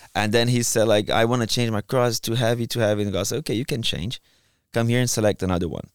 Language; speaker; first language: English; non-native, fluent; Portuguese